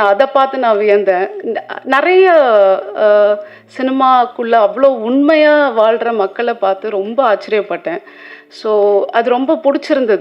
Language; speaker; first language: Tamil; native; Tamil